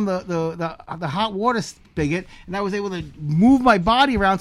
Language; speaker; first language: English; native; English